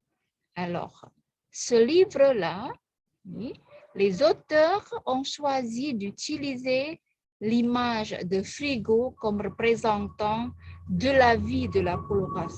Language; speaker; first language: French; non-native, fluent; Indonesian